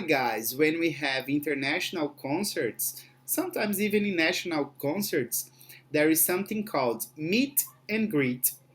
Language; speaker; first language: English; non-native, fluent; Portuguese